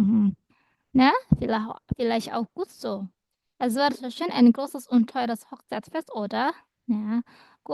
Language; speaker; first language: German; non-native, fluent; Indonesian